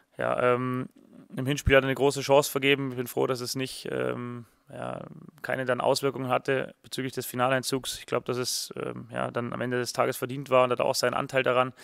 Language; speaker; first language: German; native; German